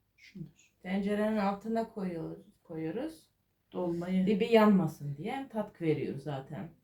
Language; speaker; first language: Turkish; non-native, fluent; Georgian